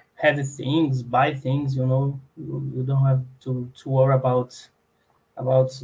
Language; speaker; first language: English; non-native, learner; Portuguese